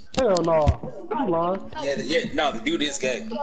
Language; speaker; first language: English; native; English